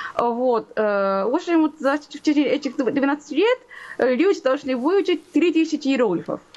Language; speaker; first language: Russian; non-native, fluent; Japanese